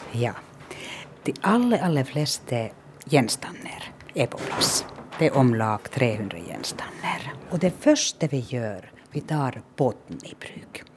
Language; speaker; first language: Norwegian; non-native, fluent; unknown